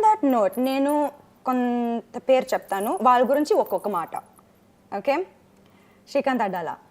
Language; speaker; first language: Telugu; non-native, fluent; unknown